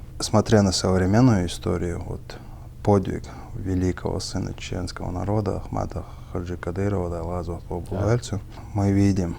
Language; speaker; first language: Russian; non-native, local second language; Chechen